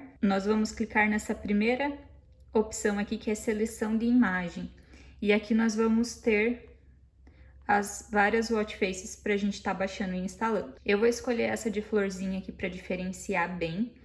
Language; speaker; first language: Portuguese; native; Portuguese